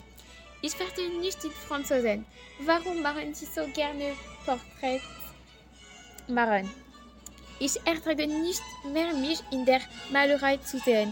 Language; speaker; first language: German; non-native, learner; French